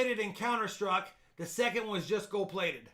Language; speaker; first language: English; native; English